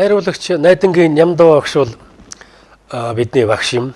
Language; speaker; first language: Mongolian; native; Mongolian